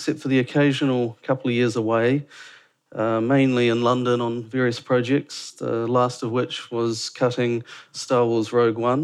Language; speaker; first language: English; native; English